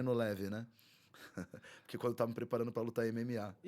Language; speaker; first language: Portuguese; native; Portuguese